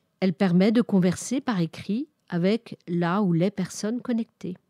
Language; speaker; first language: French; native; French